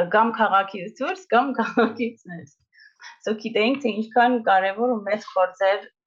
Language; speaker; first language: Armenian; early bilingual, heritage; Armenian